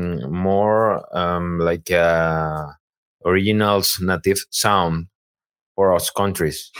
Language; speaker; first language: English; non-native, learner; Spanish